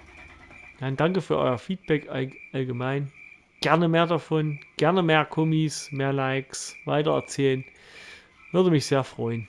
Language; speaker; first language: German; native; German